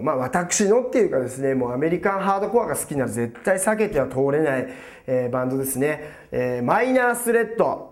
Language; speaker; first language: Japanese; native; Japanese